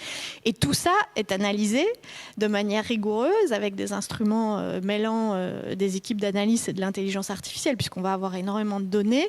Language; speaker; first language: French; native; French